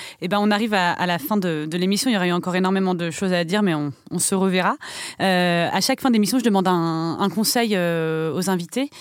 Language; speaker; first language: French; native; French